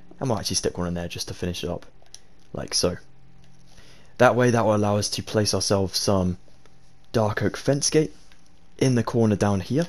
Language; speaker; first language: English; native; English